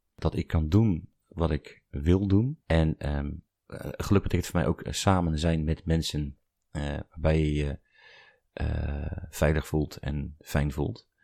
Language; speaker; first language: Dutch; native; Dutch